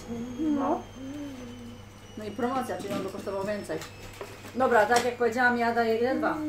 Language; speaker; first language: Polish; native; Polish